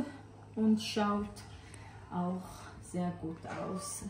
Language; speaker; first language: German; non-native, learner; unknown